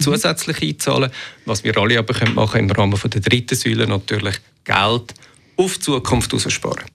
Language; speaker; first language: German; native; German